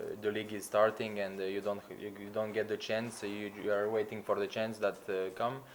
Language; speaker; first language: English; non-native, learner; Slovenian